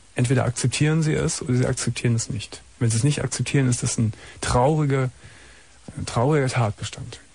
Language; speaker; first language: German; native; German